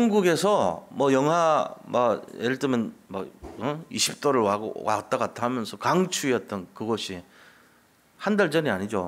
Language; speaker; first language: Korean; native; Korean